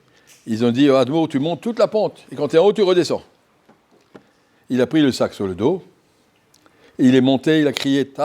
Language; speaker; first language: French; native; French